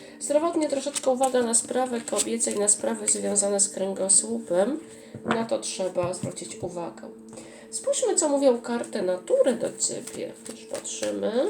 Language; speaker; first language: Polish; native; Polish